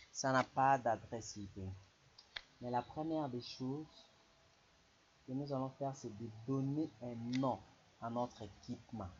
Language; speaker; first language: French; non-native, local second language; Lingala